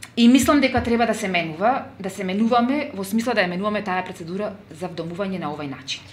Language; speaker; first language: Macedonian; native; Macedonian